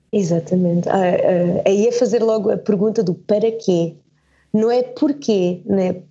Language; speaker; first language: Portuguese; early bilingual, heritage; German